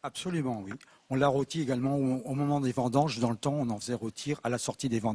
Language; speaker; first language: French; native; French